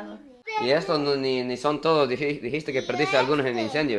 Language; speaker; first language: Spanish; non-native, fluent; Japanese